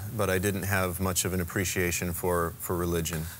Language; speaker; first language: English; native; English